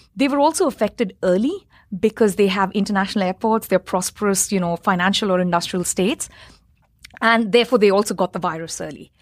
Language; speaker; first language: English; non-native, local second language; Hindi